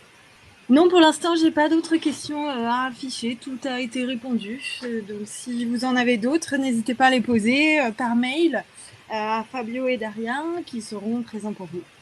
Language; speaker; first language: French; native; French